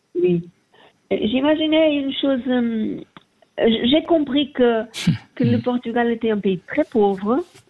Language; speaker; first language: French; non-native, fluent; Portuguese